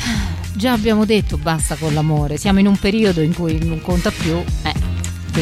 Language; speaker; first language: Italian; native; Italian